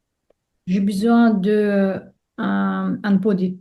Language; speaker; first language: French; non-native, learner; Russian